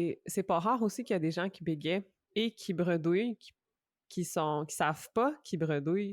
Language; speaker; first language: French; native; French